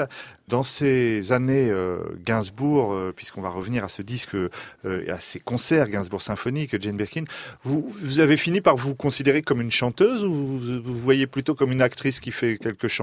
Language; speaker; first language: French; native; French